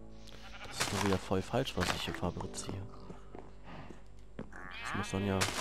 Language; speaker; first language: German; native; German